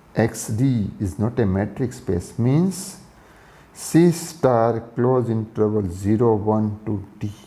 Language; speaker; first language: English; non-native, local second language; Gujarati